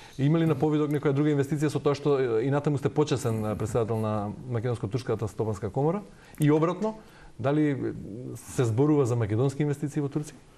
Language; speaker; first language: Macedonian; native; Macedonian